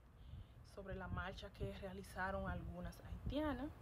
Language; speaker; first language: Spanish; non-native, fluent; Haitian Creole